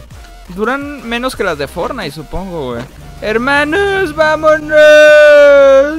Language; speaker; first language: Spanish; native; Spanish